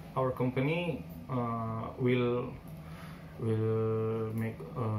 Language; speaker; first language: English; non-native, learner; Indonesian